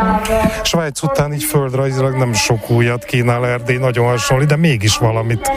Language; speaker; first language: Hungarian; native; Hungarian